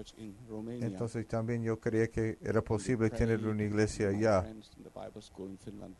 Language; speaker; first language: Spanish; non-native, fluent; Finnish